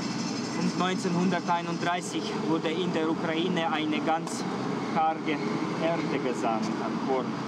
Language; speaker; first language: German; non-native, fluent; Ukrainian